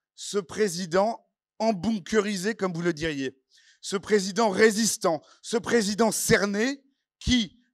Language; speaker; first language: French; non-native, fluent; Ukrainian